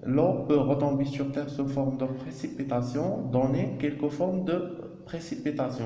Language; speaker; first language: French; non-native, local second language; Arabic